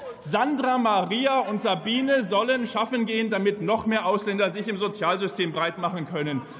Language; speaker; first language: German; native; German